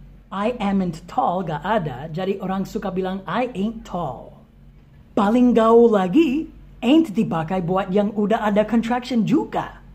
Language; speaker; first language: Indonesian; non-native, fluent; English